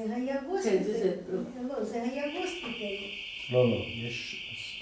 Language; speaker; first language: Hebrew; non-native, fluent; Russian